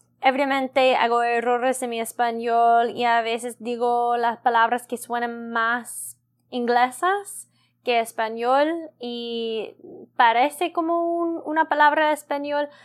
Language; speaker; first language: Spanish; non-native, learner; English